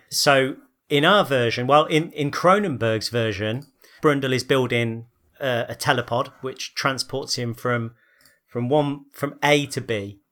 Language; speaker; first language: English; native; English